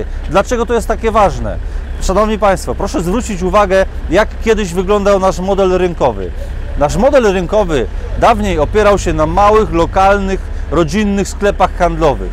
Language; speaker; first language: Polish; native; Polish